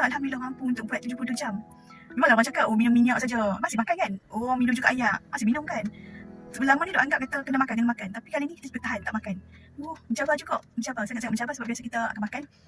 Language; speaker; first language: Malay; native; Malay